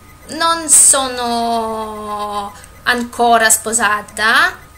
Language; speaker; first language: Italian; non-native, learner; Greek